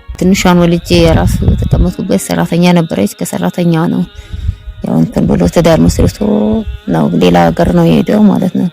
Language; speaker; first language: Amharic; non-native, local second language; Sebat Bet Gurage